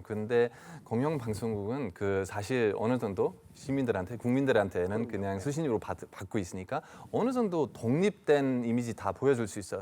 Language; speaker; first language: Korean; non-native, fluent; German